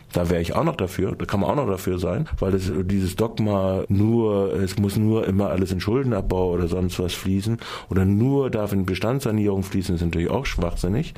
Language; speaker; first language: German; native; German